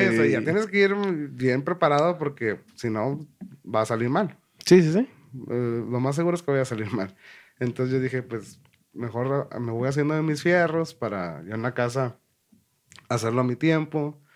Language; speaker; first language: Spanish; native; Spanish